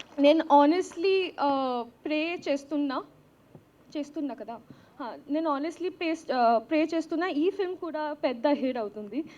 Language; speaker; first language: Telugu; non-native, learner; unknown